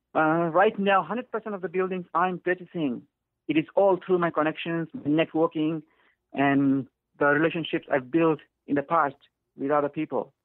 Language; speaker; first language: English; non-native, fluent; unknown